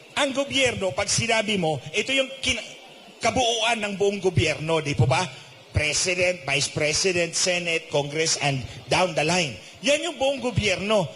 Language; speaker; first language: Filipino; non-native, local second language; Cebuano